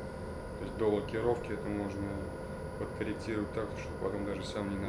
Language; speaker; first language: Russian; native; Russian